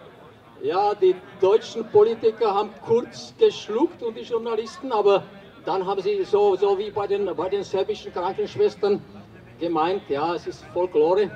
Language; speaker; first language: German; non-native, fluent; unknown